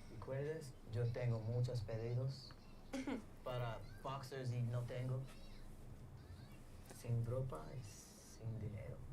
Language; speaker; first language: Spanish; non-native, learner; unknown